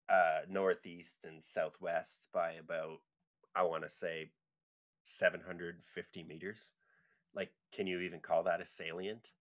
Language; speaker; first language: English; native; English